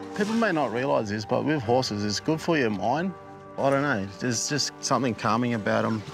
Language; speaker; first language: English; native; English